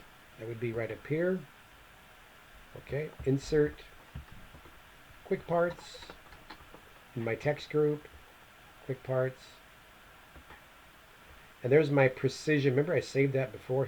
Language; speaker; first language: English; native; English